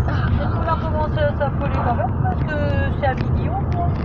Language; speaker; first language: French; native; French